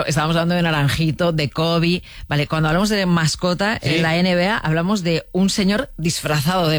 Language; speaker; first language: Spanish; native; Spanish